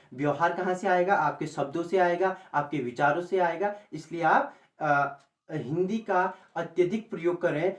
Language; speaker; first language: Hindi; native; Hindi